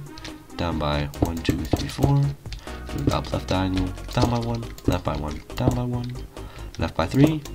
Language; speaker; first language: English; native; English